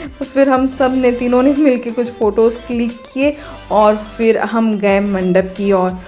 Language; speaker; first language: Hindi; non-native, local second language; Bangla